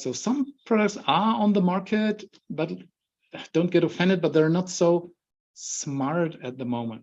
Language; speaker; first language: English; non-native, fluent; German